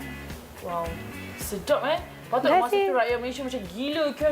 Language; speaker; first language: Malay; native; Malay